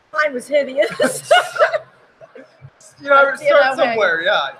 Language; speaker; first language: English; native; English